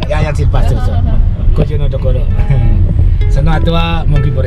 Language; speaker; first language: Japanese; non-native, learner; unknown